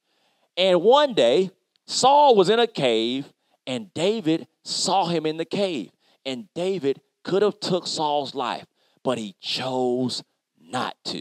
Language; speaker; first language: English; native; English